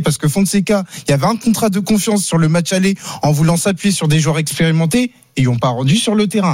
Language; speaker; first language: French; native; French